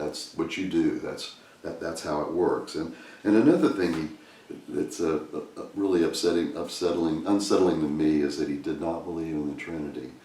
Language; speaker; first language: English; native; English